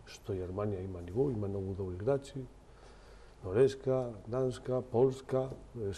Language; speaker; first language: Macedonian; non-native, learner; Spanish